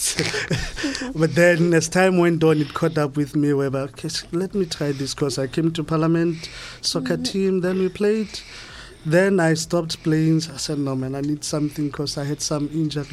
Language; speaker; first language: English; non-native, local second language; Southern Sotho